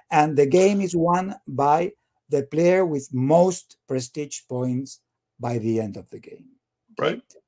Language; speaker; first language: English; non-native, fluent; Spanish